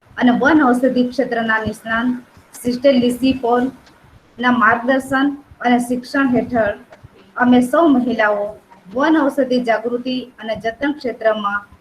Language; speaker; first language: Gujarati; non-native, local second language; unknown